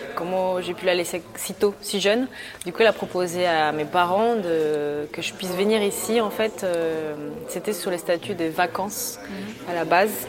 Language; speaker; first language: French; early bilingual, other home language; Spanish